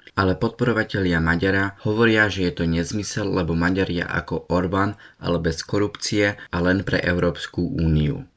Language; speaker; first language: Slovak; early bilingual, heritage; Slovak